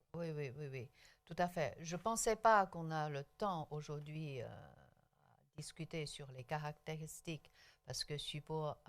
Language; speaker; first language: French; non-native, local second language; Chinese